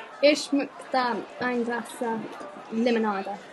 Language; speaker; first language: German; non-native, learner; English